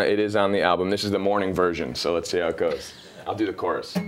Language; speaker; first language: English; native; English